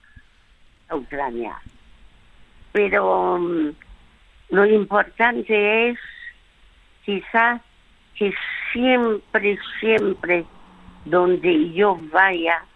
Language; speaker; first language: Spanish; early bilingual, other home language; French